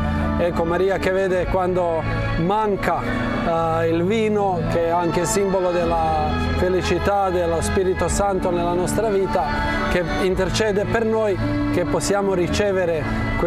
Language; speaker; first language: Italian; non-native, fluent; Croatian